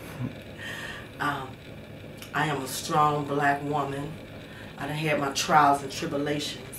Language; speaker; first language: English; native; English